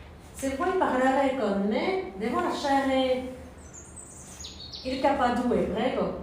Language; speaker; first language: Italian; non-native, learner; French